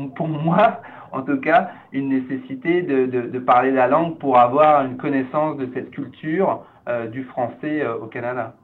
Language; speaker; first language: French; native; French